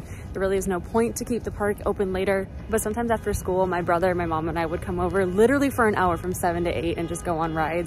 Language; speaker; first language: English; native; English